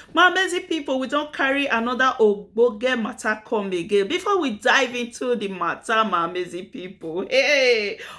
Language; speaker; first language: Nigerian Pidgin; native; Nigerian Pidgin